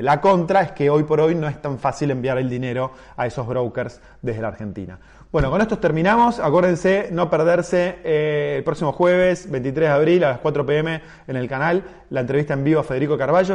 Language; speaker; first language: Spanish; native; Spanish